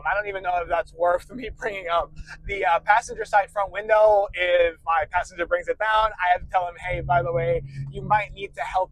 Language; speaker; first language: English; native; English